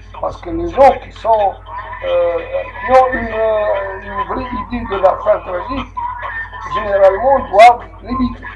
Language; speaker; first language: French; non-native, local second language; Arabic